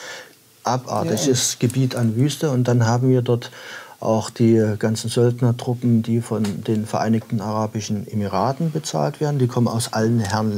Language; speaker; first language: German; native; German